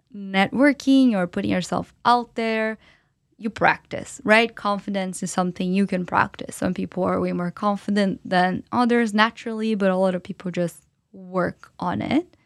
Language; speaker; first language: English; non-native, fluent; Portuguese